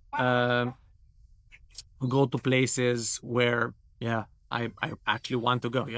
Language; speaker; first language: English; non-native, fluent; Romanian